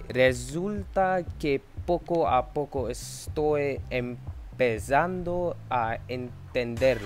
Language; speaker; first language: Spanish; non-native, learner; English